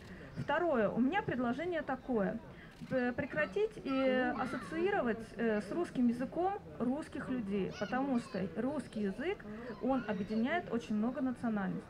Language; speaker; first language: Russian; non-native, fluent; Estonian